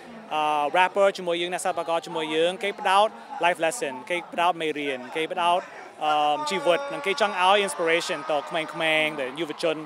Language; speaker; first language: Khmer; early bilingual, heritage; Khmer